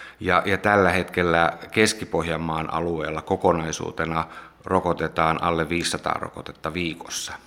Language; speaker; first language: Finnish; native; Finnish